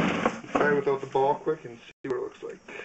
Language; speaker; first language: English; native; English